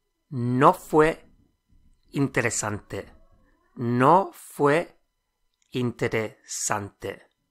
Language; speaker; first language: Spanish; non-native, fluent; English